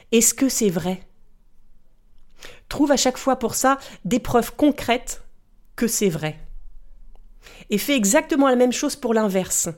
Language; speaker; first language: French; native; French